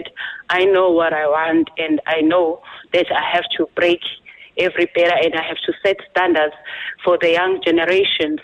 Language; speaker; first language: English; non-native, local second language; Zulu